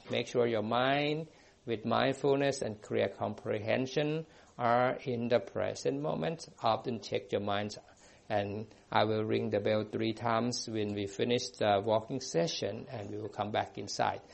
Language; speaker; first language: English; non-native, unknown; Thai